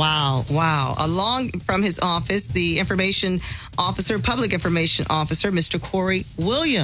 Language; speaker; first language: English; native; English